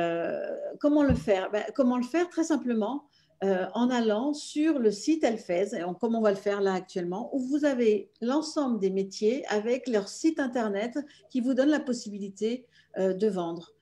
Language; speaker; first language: French; native; French